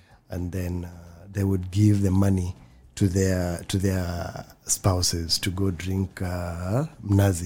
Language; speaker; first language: English; non-native, local second language; Swahili